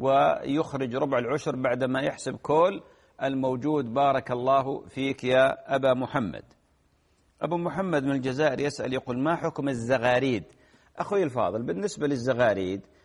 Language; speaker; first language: Arabic; native; Arabic